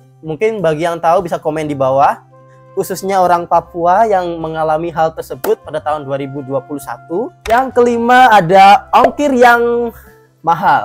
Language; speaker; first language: Indonesian; native; Indonesian